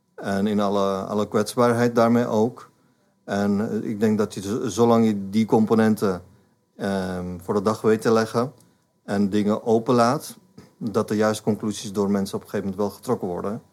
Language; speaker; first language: Dutch; non-native, fluent; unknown